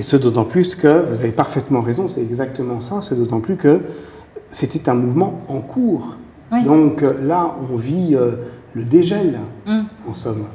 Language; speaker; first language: French; native; French